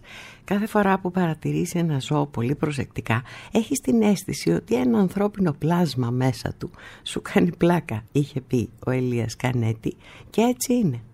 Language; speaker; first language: Greek; native; Greek